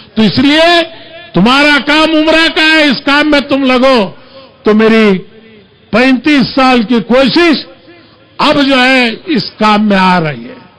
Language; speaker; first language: Urdu; native; Urdu